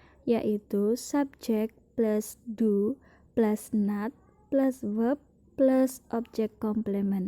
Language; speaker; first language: English; non-native, fluent; Indonesian